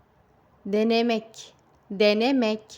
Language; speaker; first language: Turkish; non-native, fluent; Uzbek